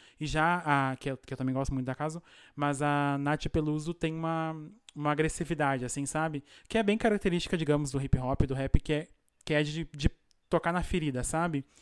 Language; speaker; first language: Portuguese; native; Portuguese